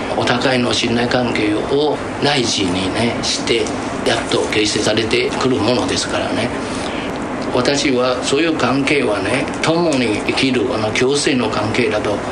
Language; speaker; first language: Japanese; non-native, fluent; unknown